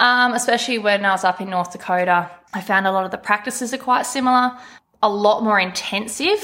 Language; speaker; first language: English; native; English